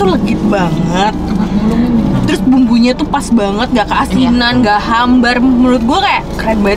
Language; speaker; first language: Indonesian; native; Indonesian